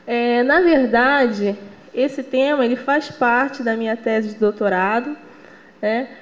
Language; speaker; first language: Portuguese; native; Portuguese